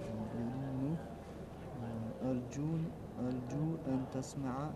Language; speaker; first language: Arabic; non-native, learner; French